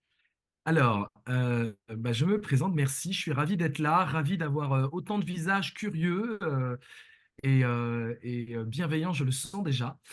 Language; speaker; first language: French; native; French